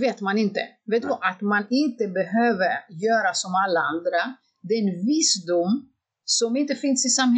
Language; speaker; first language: Swedish; non-native, fluent; Greek